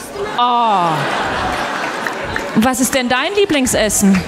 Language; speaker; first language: German; native; German